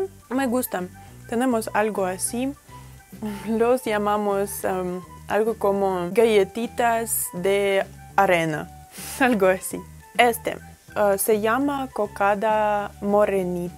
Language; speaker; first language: Spanish; non-native, fluent; Russian